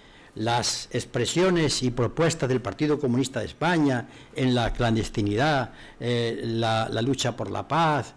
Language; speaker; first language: Spanish; native; Spanish